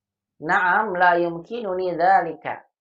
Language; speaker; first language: Arabic; non-native, fluent; Indonesian